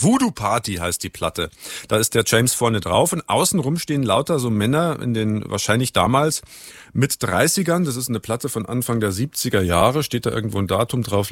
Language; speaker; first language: German; native; German